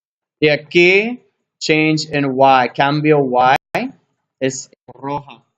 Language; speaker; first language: Spanish; non-native, learner; English